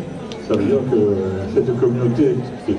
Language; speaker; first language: French; native; French